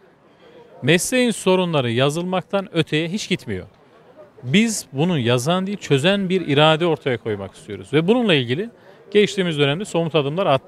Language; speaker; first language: Turkish; native; Turkish